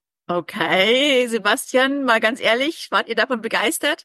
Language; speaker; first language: German; native; German